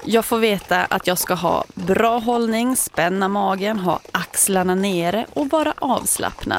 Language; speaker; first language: Swedish; native; Swedish